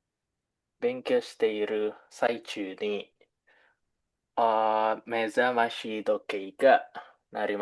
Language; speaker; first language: Japanese; non-native, learner; Indonesian